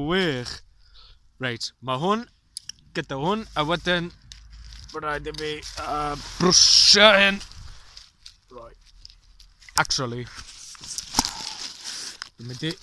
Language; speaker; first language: Welsh; non-native, learner; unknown